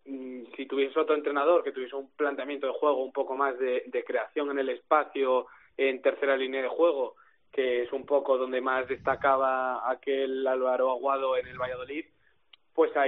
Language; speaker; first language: Spanish; native; Spanish